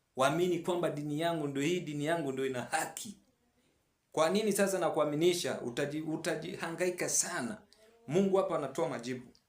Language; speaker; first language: Swahili; native; Swahili